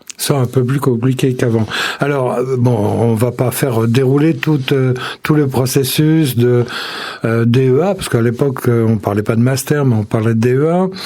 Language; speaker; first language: French; native; French